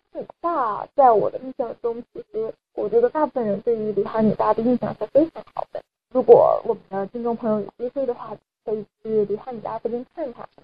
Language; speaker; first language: Chinese; native; Chinese